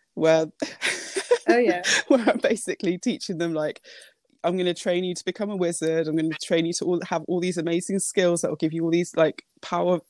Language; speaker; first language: English; early bilingual, other home language; Japanese